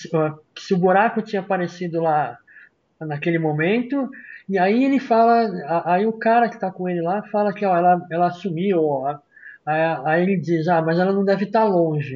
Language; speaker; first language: Portuguese; native; Portuguese